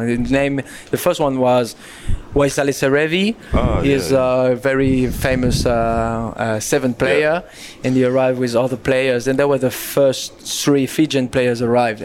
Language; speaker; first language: English; non-native, learner; French